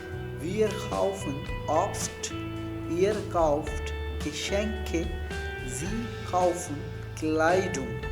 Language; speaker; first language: German; non-native, fluent; Urdu